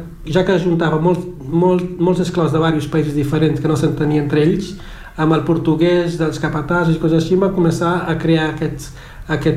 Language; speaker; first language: Catalan; non-native, fluent; Kabuverdianu